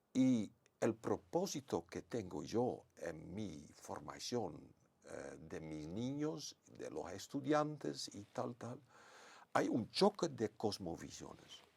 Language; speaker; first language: Spanish; non-native, fluent; Dutch